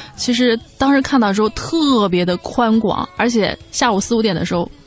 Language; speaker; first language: Chinese; native; Chinese